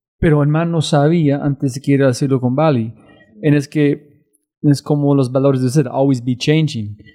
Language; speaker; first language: Spanish; non-native, learner; English